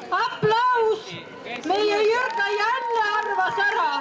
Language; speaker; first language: Estonian; native; Estonian